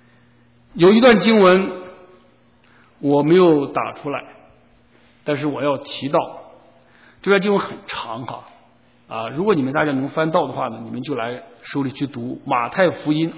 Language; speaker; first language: Chinese; native; Chinese